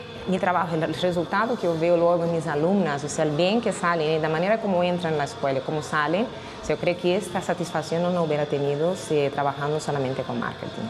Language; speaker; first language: Spanish; non-native, fluent; Portuguese